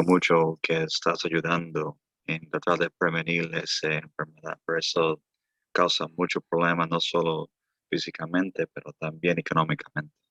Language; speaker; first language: Spanish; early bilingual, heritage; Spanish